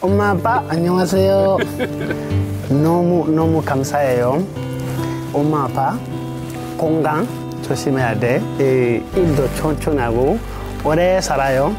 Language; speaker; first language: Korean; non-native, learner; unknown